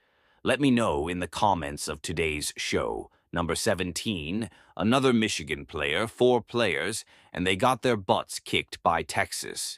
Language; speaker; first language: English; native; English